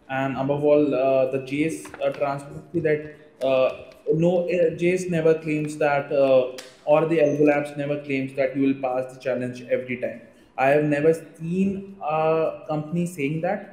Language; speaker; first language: English; non-native, local second language; Hindi